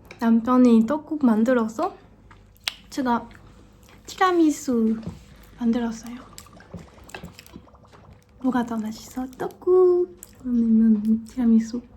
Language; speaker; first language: Korean; non-native, learner; French